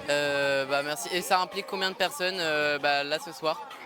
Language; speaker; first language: French; native; French